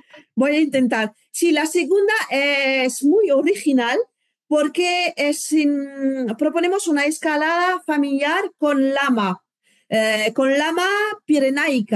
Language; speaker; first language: Spanish; non-native, fluent; French